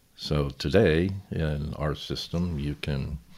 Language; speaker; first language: English; native; English